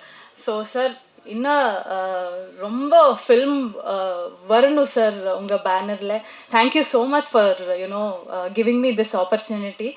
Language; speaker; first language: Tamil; non-native, local second language; Kannada